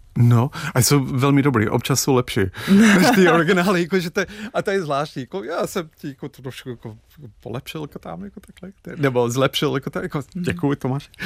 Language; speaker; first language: Czech; non-native, fluent; English